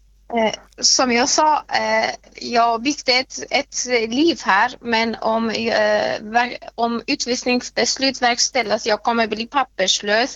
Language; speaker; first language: Swedish; non-native, fluent; Persian